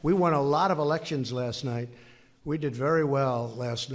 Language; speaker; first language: English; native; English